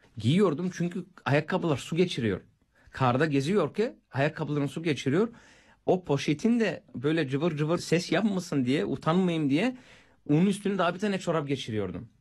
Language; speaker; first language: Turkish; non-native, fluent; Bulgarian